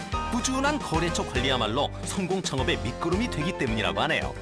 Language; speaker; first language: Korean; native; Korean